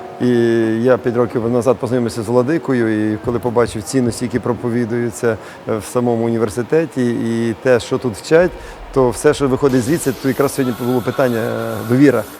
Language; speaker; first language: Ukrainian; native; Ukrainian